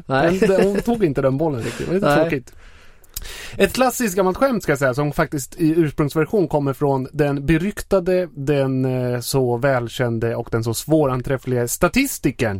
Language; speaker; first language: Swedish; native; Swedish